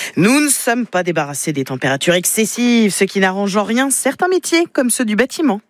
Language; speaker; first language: French; native; French